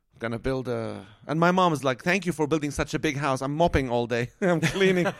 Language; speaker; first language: English; non-native, fluent; Arabic